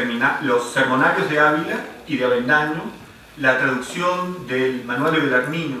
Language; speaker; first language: Spanish; native; Spanish